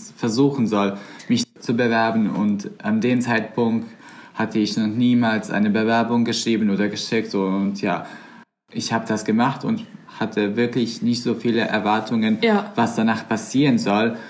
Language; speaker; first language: German; non-native, fluent; Croatian